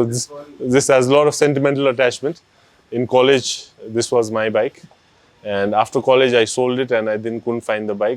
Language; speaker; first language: English; non-native, local second language; Nepali